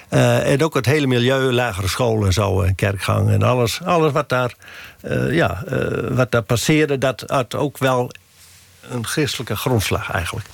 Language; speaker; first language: Dutch; native; Dutch